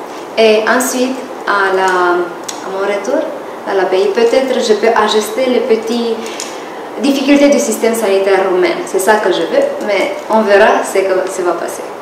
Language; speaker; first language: French; non-native, fluent; Romanian